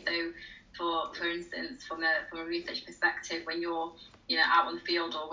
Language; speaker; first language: English; native; English